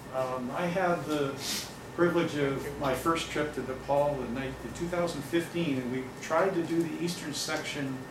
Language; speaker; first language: English; native; English